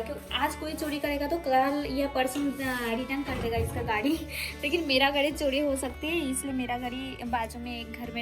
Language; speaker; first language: Hindi; non-native, local second language; Bangla